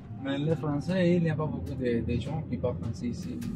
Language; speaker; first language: French; non-native, learner; Spanish